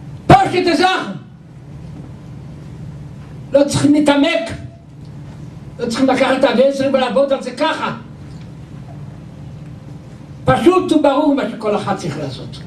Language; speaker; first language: Hebrew; non-native, local second language; Yiddish